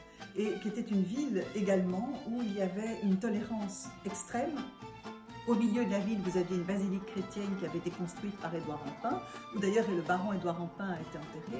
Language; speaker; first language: French; native; French